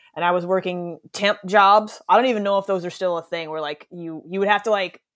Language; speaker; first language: English; native; English